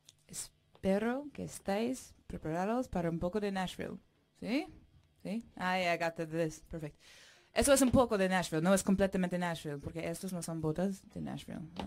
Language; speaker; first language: Spanish; non-native, fluent; English